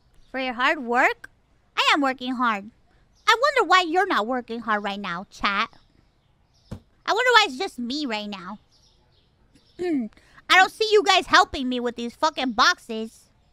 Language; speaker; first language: English; early bilingual, other home language; Spanish